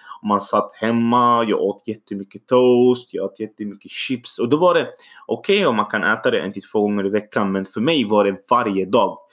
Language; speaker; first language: Swedish; early bilingual, other home language; Arabic